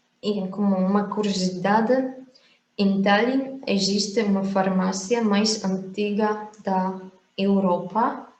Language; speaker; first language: Portuguese; non-native, fluent; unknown